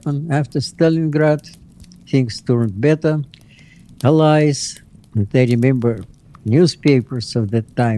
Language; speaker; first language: English; non-native, fluent; Russian